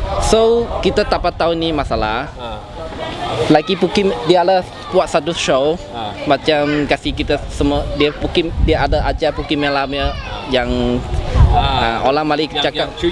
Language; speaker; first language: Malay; non-native, local second language; Cantonese